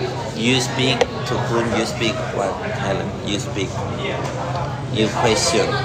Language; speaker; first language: English; non-native, learner; Thai